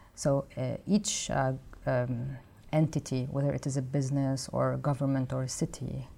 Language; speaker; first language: English; non-native, fluent; Arabic